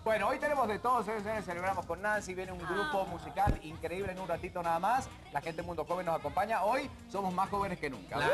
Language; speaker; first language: Spanish; native; Spanish